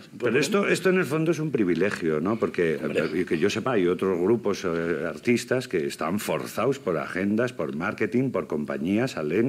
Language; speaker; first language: Spanish; native; Spanish